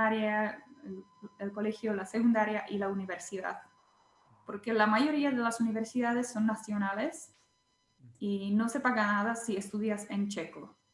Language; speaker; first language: Spanish; non-native, fluent; Czech